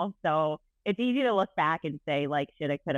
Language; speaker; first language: English; native; English